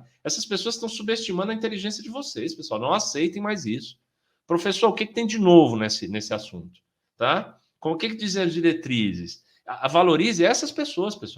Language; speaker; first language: Portuguese; native; Portuguese